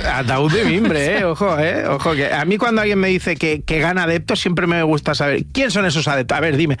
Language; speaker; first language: Spanish; native; Spanish